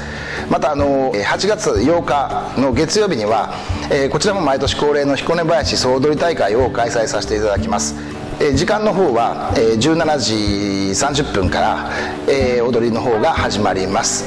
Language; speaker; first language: Japanese; native; Japanese